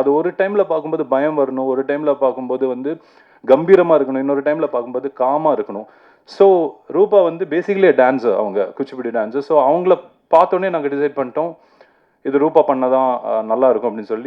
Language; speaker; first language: Tamil; native; Tamil